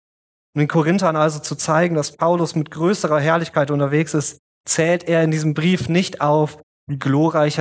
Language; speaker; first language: German; native; German